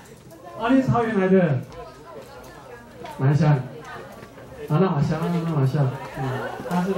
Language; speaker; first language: Chinese; native; Chinese